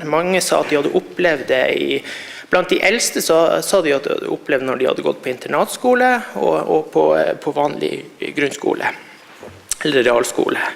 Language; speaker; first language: Norwegian; native; Norwegian